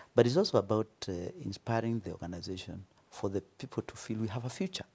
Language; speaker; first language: English; non-native, local second language; Kikuyu